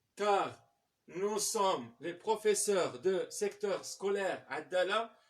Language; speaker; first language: French; non-native, local second language; Arabic